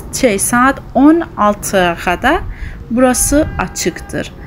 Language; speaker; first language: Turkish; early bilingual, heritage; Turkish